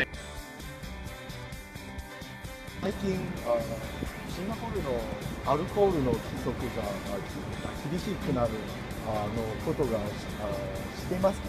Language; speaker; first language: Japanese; non-native, learner; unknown